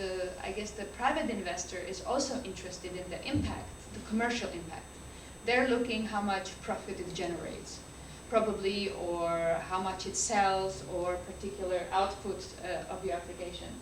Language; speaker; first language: English; non-native, fluent; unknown